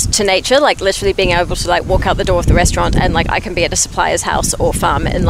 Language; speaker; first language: English; native; English